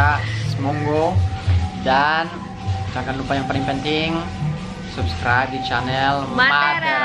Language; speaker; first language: Indonesian; non-native, fluent; French